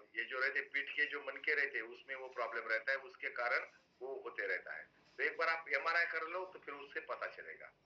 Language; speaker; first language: Hindi; non-native, local second language; Marathi